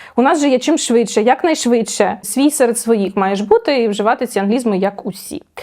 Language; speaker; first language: Ukrainian; native; Ukrainian